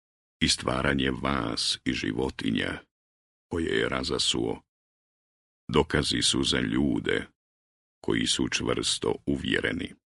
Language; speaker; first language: Croatian; native; Croatian